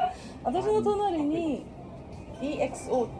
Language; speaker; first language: Japanese; non-native, fluent; Korean